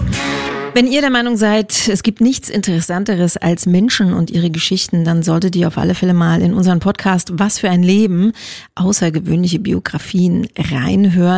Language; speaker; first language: German; native; German